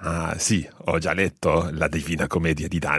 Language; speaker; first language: Italian; non-native, fluent; English